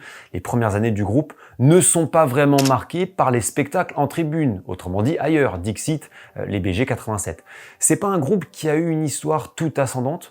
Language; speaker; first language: French; native; French